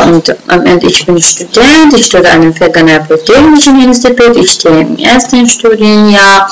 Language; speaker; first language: German; non-native, fluent; Uzbek